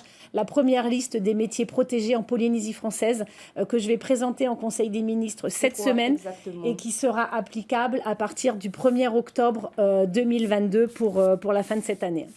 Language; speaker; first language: French; native; French